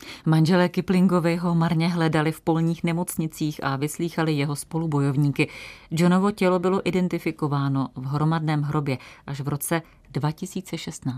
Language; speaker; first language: Czech; native; Czech